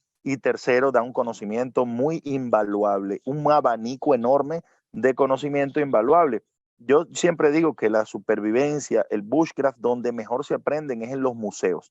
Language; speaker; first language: Spanish; native; Spanish